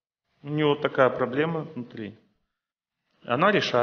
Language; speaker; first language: Russian; native; Russian